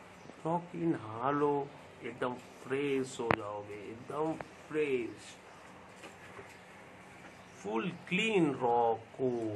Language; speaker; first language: Hindi; native; Hindi